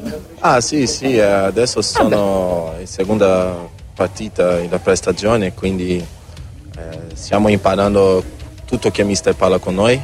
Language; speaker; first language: Italian; non-native, learner; Portuguese